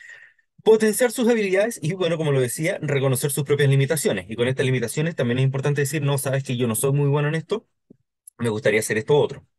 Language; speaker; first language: Spanish; native; Spanish